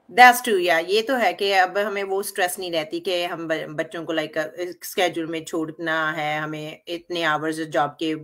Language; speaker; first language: Hindi; non-native, local second language; Punjabi